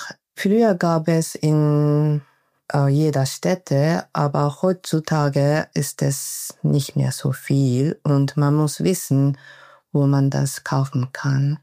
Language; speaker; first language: German; non-native, learner; Japanese